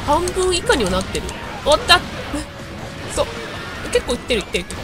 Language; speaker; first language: Japanese; native; Japanese